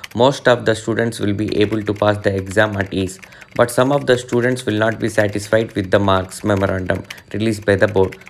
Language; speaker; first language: English; non-native, local second language; Telugu